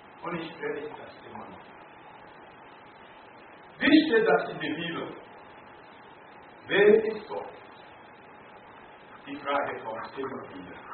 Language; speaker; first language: German; non-native, learner; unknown